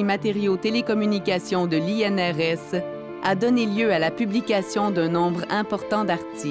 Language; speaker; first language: French; native; French